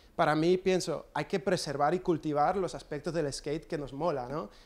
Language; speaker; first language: Spanish; non-native, fluent; English